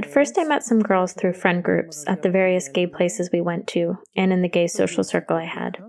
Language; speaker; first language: English; non-native, fluent; Greek